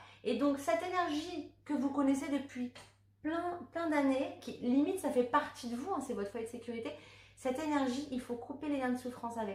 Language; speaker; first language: French; native; French